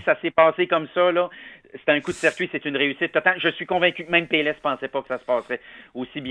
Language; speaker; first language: French; native; French